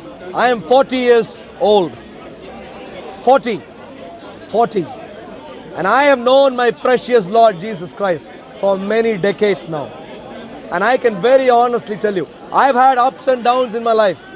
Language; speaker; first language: English; non-native, fluent; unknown